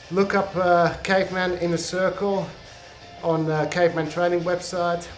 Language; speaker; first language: English; non-native, fluent; Dutch